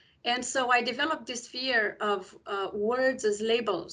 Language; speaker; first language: English; non-native, fluent; Romanian